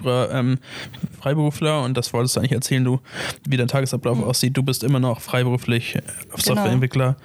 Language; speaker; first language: German; native; German